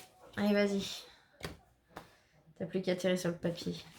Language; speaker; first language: French; native; French